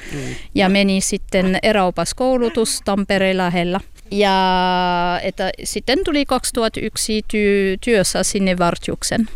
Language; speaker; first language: Finnish; non-native, learner; French